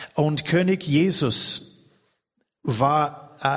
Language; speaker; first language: German; non-native, learner; English